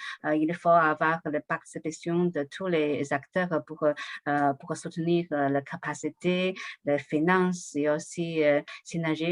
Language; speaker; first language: French; non-native, learner; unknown